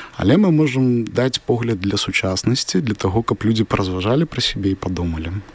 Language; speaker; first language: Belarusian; non-native, local second language; Russian